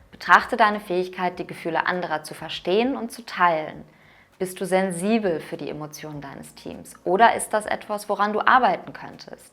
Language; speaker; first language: German; native; German